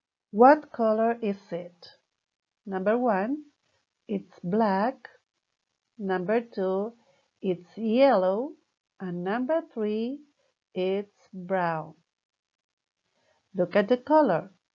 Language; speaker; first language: English; non-native, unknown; Spanish